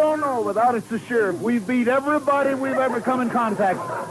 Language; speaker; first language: English; native; English